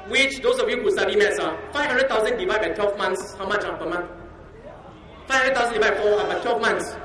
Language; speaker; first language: English; non-native, local second language; Chinese